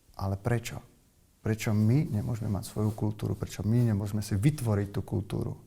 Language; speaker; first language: Slovak; native; Slovak